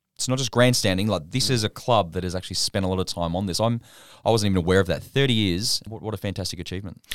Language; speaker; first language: English; native; English